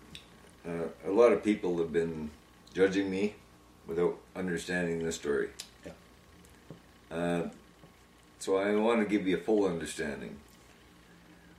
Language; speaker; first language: English; native; English